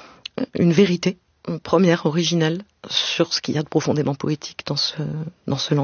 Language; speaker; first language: French; native; French